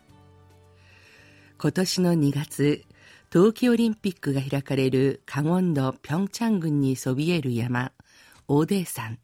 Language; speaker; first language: Japanese; native; Japanese